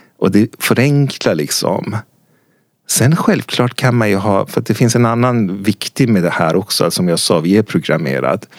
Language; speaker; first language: Swedish; non-native, fluent; Persian